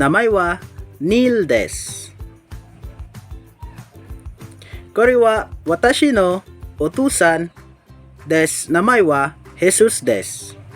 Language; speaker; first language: Japanese; non-native, learner; Hiligaynon